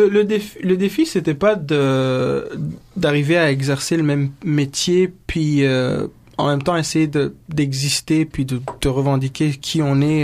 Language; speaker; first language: French; non-native, local second language; Kinyarwanda